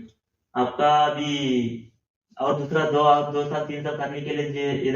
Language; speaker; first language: Hindi; non-native, local second language; Telugu